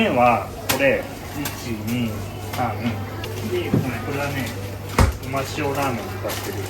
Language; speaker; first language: Japanese; native; Japanese